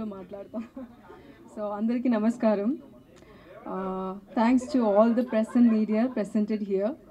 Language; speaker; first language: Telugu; non-native, learner; Tamil